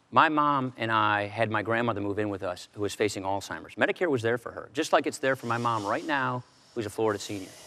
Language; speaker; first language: English; native; English